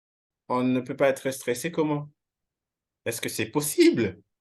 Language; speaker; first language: French; non-native, fluent; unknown